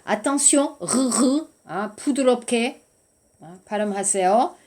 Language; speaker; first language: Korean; non-native, learner; French